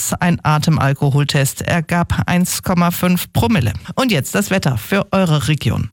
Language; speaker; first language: German; native; German